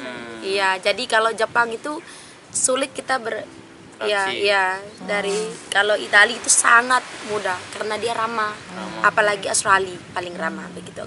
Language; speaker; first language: Indonesian; non-native, local second language; Sasak